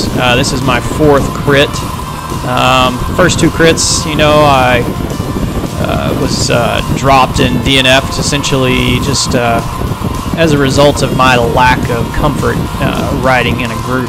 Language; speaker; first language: English; native; English